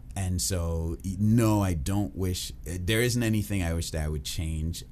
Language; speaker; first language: English; early bilingual, other home language; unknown